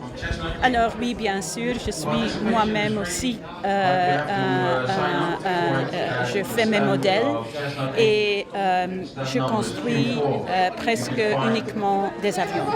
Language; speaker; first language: French; non-native, fluent; Dutch